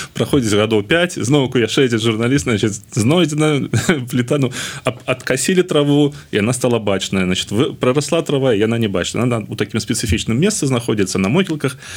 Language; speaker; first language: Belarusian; non-native, local second language; Russian